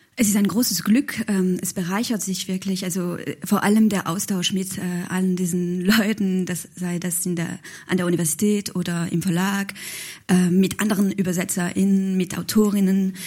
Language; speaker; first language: German; non-native, local second language; French